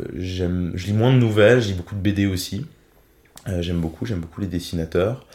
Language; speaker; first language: French; native; French